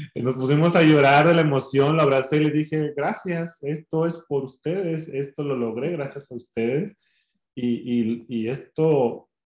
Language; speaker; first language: Spanish; native; Spanish